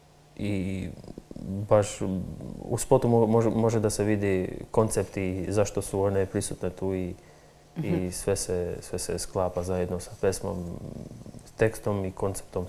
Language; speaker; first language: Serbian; non-native, local second language; Albanian